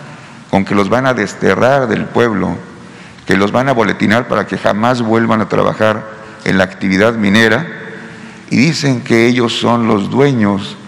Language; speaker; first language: Spanish; native; Spanish